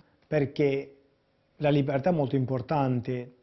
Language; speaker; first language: Italian; non-native, fluent; Kurdish